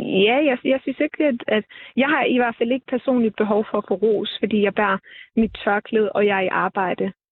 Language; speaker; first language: Danish; early bilingual, other home language; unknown